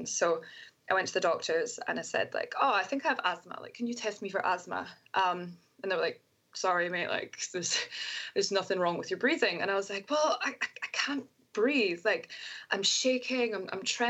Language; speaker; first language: English; native; English